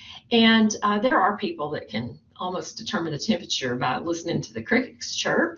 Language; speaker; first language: English; native; English